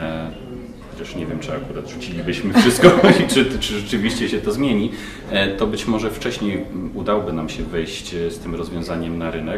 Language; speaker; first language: Polish; native; Polish